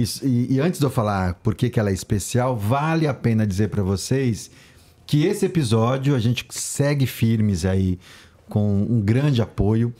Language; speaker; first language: Portuguese; non-native, learner; Chinese